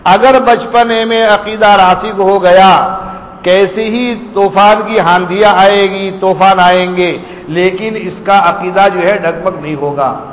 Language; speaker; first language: Urdu; non-native, local second language; Gujarati